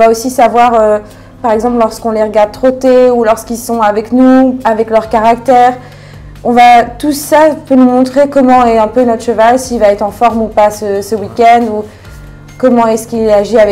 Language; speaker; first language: French; native; French